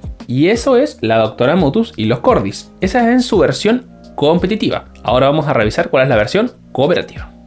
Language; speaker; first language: Spanish; native; Spanish